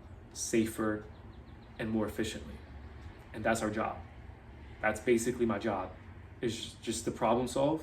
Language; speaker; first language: English; native; English